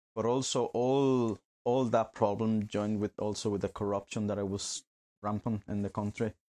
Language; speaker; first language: English; non-native, fluent; Spanish